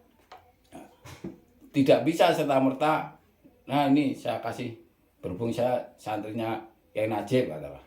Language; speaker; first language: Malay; non-native, local second language; Javanese